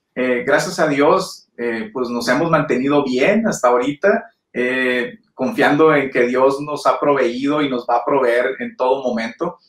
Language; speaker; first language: Spanish; native; Spanish